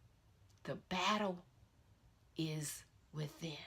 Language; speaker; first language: English; native; English